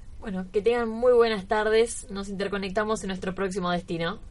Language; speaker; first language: Spanish; native; Spanish